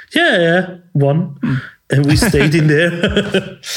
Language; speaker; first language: English; non-native, fluent; Dutch